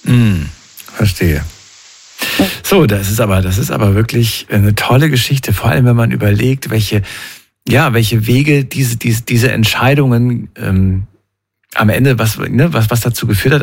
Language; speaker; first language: German; native; German